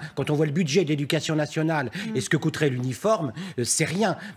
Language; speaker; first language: French; native; French